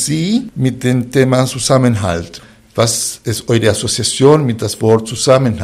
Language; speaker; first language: German; non-native, fluent; Spanish